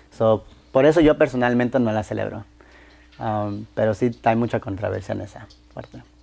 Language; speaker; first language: Spanish; early bilingual, heritage; Spanish